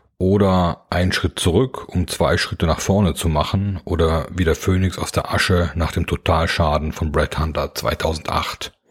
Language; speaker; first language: German; native; German